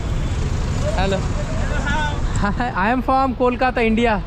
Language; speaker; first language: Hindi; non-native, local second language; Bangla